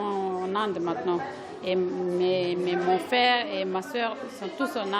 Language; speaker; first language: French; non-native, learner; Tibetan